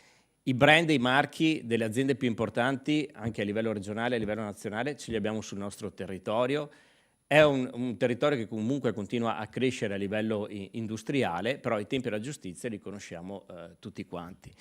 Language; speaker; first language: Italian; native; Italian